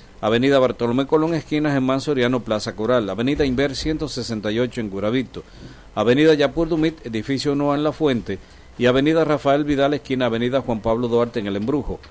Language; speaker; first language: Spanish; native; Spanish